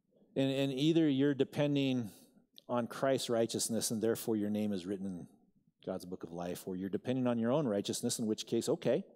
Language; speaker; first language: English; native; English